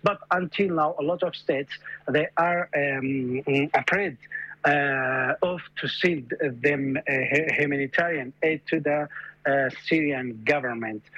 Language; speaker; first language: English; non-native, fluent; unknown